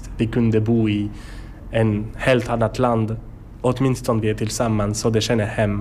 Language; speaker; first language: Swedish; non-native, learner; French